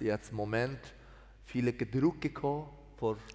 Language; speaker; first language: German; non-native, learner; Persian